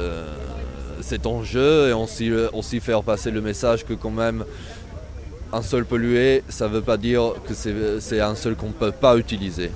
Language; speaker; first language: French; non-native, fluent; Italian